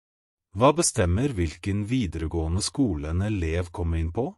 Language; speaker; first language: Norwegian; non-native, fluent; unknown